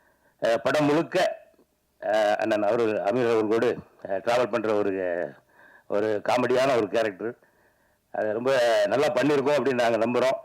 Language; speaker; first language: Tamil; native; Tamil